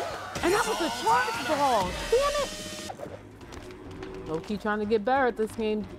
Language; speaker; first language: English; native; English